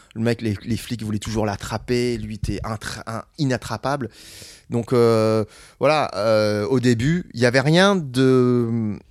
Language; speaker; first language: French; non-native, fluent; English